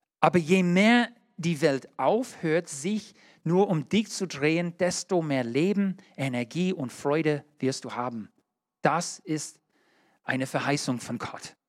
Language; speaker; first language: German; non-native, learner; English